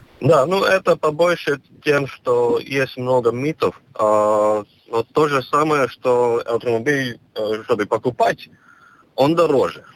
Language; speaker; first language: Russian; non-native, local second language; Latvian